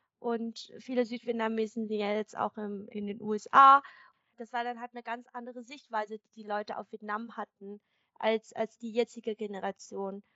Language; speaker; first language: German; early bilingual, other home language; Vietnamese